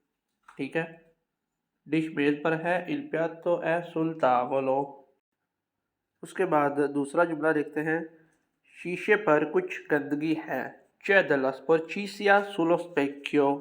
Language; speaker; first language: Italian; non-native, fluent; Urdu